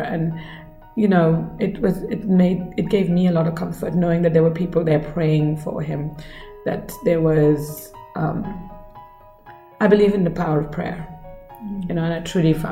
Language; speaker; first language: English; non-native, local second language; Kannada